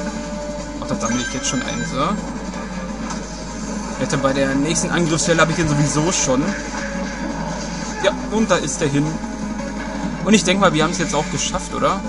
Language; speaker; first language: German; native; German